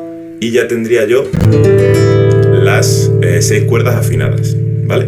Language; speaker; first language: Spanish; native; Spanish